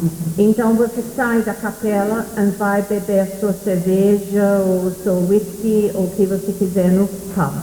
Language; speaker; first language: Portuguese; non-native, fluent; English